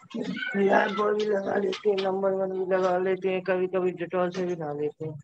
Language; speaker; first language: Hindi; native; Hindi